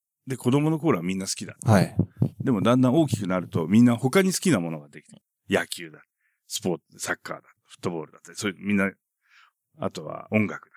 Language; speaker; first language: Japanese; native; Japanese